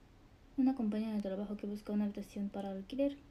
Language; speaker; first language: Spanish; non-native, learner; Japanese